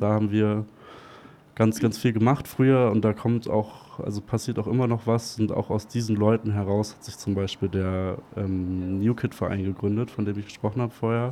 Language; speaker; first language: German; native; German